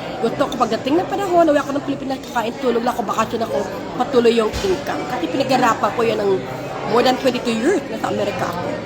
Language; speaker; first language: Filipino; non-native, local second language; Hiligaynon